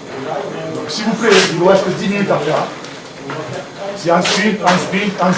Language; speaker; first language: French; native; French